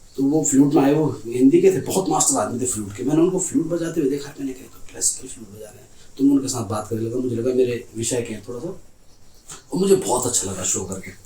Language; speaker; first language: Hindi; non-native, local second language; Garhwali